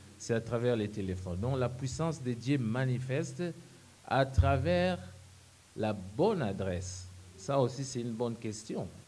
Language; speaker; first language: French; non-native, local second language; Lingala